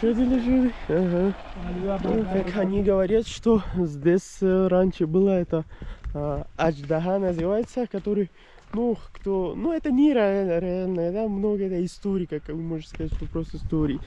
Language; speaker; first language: Russian; non-native, learner; Persian